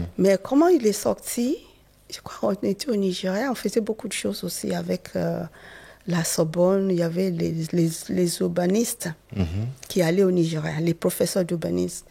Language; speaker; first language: French; non-native, fluent; Yoruba